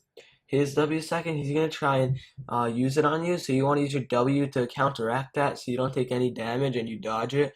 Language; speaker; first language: English; native; English